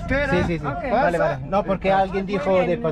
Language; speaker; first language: Spanish; non-native, learner; German